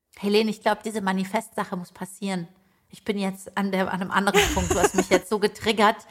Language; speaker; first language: German; early bilingual, other home language; Persian